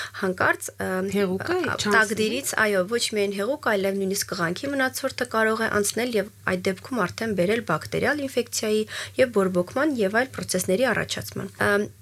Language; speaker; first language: Armenian; native; Armenian